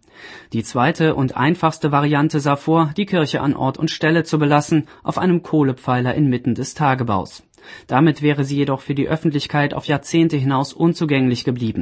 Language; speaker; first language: German; native; German